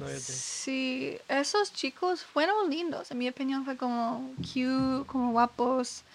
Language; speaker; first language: Spanish; non-native, learner; English